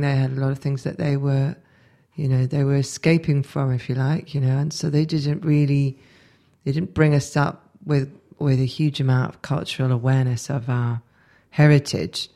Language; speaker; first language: English; native; English